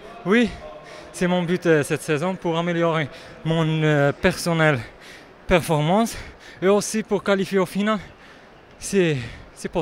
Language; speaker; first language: French; non-native, local second language; Arabic